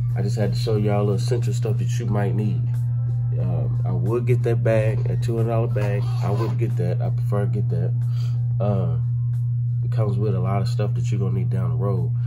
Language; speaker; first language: English; native; English